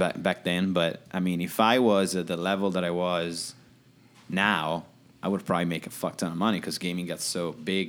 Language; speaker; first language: English; non-native, fluent; Italian